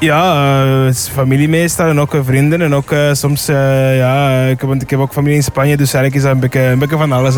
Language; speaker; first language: Dutch; early bilingual, other home language; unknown